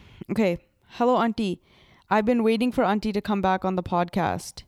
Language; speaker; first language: Punjabi; early bilingual, heritage; Punjabi